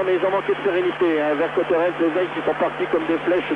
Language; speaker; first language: French; native; French